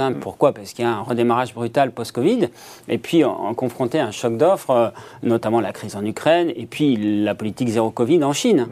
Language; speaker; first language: French; native; French